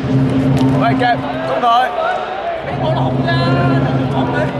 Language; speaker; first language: Chinese; native; Chinese